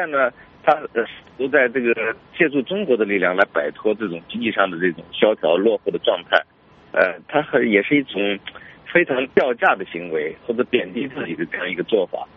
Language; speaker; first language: Chinese; native; Chinese